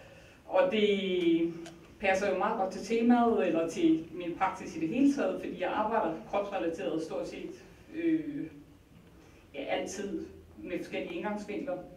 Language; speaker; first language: Danish; native; Danish